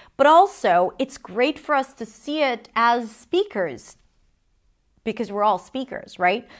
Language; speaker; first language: English; non-native, fluent; Hebrew